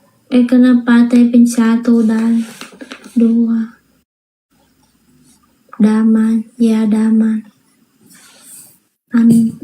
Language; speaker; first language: Indonesian; non-native, learner; Vietnamese